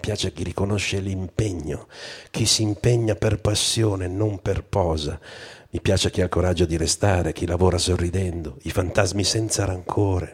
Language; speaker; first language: Italian; native; Italian